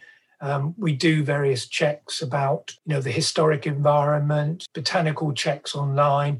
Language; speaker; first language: English; native; English